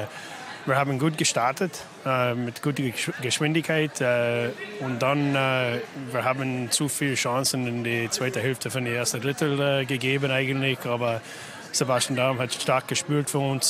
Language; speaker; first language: German; non-native, fluent; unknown